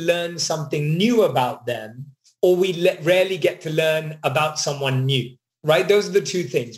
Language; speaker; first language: English; native; English